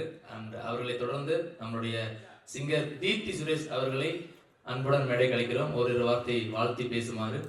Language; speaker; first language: Tamil; native; Tamil